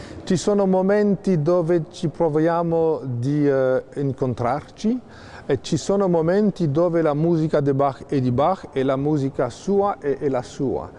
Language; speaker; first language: Italian; non-native, fluent; French